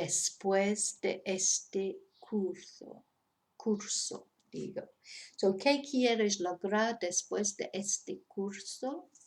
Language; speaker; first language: Spanish; non-native, fluent; English